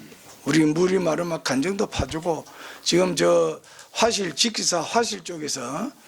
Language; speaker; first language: Korean; native; Korean